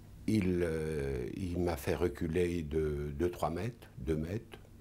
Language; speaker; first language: French; non-native, fluent; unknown